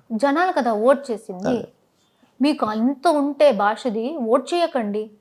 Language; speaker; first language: Telugu; non-native, local second language; Tamil